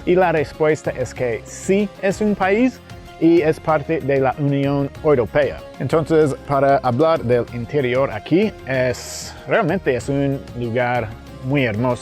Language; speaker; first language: Spanish; early bilingual, heritage; English